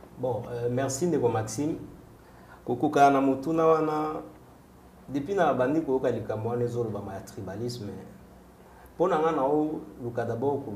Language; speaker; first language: Lingala; native; Lingala